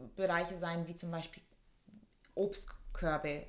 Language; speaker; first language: German; non-native, fluent; Hungarian